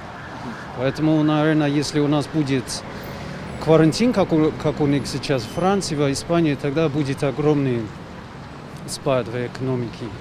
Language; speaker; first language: Russian; non-native, fluent; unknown